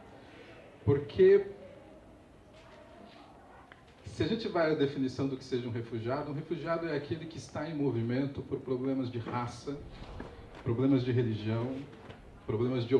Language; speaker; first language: Portuguese; native; Portuguese